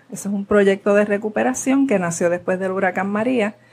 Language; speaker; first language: Spanish; native; Spanish